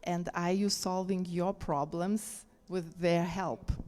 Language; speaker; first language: English; non-native, fluent; Lithuanian